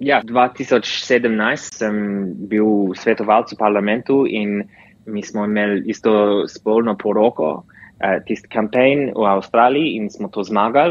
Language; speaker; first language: Slovenian; early bilingual, heritage; English